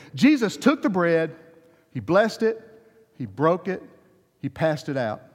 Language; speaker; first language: English; native; English